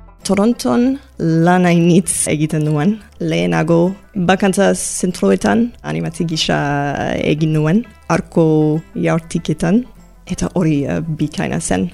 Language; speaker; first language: Basque; non-native, learner; English